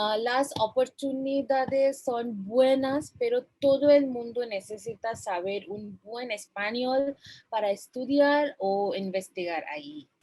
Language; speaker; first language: Spanish; non-native, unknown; Bangla